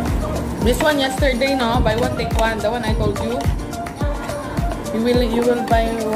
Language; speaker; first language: English; non-native, local second language; Filipino